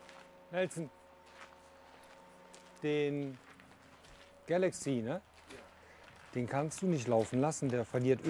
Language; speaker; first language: German; native; German